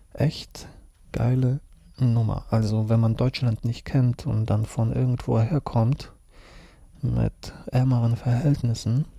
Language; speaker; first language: German; early bilingual, other home language; Russian